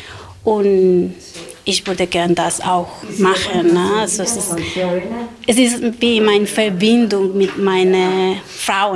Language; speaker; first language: German; non-native, learner; Spanish